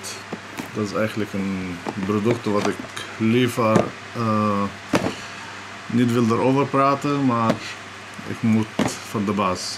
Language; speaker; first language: Dutch; non-native, fluent; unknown